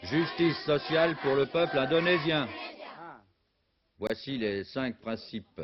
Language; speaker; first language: French; native; French